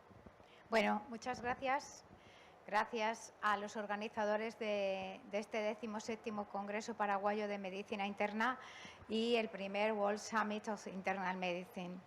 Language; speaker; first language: Spanish; native; Spanish